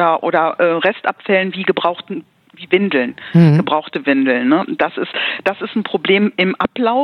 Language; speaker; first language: German; native; German